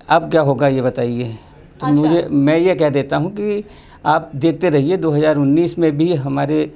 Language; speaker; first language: Hindi; native; Hindi